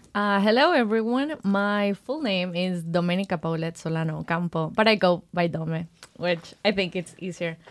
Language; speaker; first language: English; non-native, fluent; Spanish